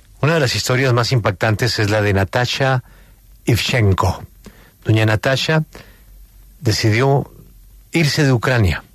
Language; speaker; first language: Spanish; native; Spanish